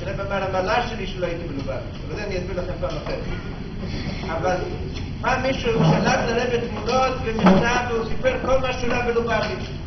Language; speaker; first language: Hebrew; non-native, fluent; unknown